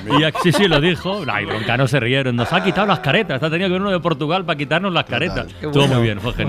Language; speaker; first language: Spanish; native; Spanish